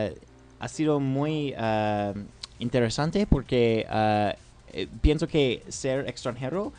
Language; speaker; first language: Spanish; non-native, learner; English